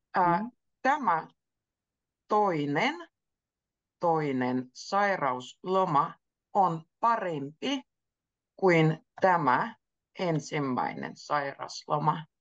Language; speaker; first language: Finnish; native; Finnish